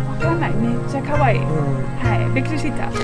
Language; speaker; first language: Japanese; non-native, learner; English